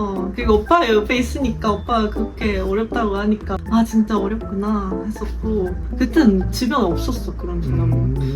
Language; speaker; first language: Korean; non-native, fluent; Japanese